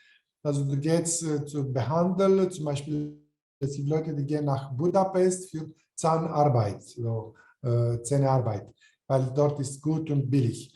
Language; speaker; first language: German; non-native, fluent; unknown